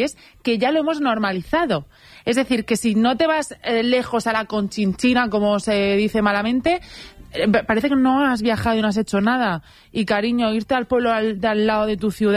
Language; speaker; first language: Spanish; native; Spanish